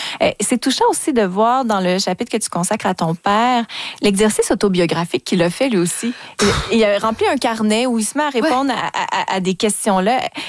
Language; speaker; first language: French; native; French